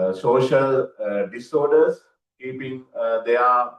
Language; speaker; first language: English; non-native, local second language; Sinhala